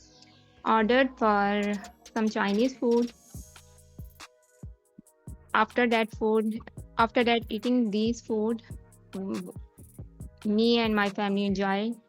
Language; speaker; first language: English; non-native, learner; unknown